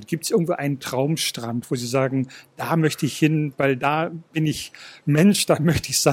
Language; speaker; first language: German; native; German